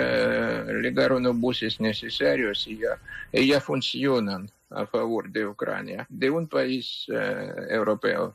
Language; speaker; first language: Spanish; non-native, fluent; Ukrainian